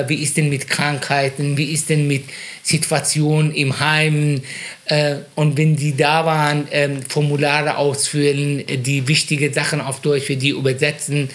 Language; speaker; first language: German; non-native, fluent; Persian